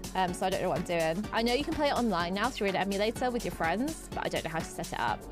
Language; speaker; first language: English; native; English